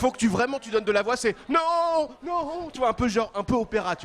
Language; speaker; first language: French; native; French